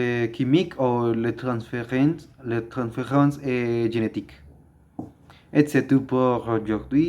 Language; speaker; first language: French; non-native, learner; Spanish